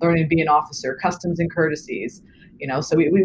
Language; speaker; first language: English; native; English